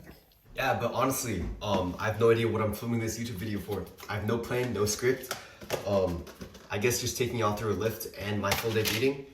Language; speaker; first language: English; native; English